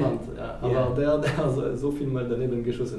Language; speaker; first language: German; non-native, fluent; French